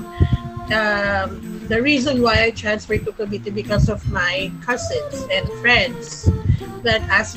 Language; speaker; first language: English; non-native, local second language; Filipino